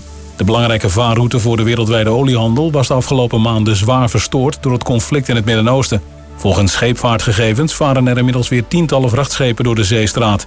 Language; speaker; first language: Dutch; native; Dutch